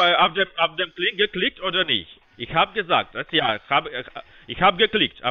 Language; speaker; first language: German; non-native, fluent; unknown